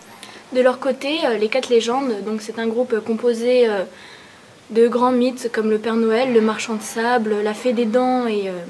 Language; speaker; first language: French; native; French